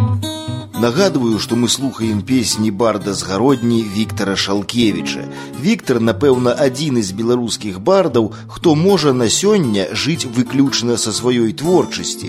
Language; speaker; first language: Belarusian; native; Belarusian